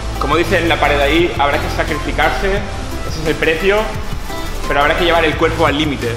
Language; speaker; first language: Spanish; native; Spanish